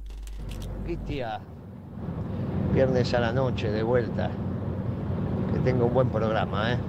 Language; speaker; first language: Spanish; native; Spanish